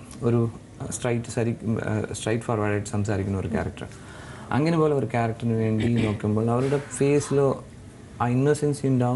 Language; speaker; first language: Malayalam; non-native, learner; Telugu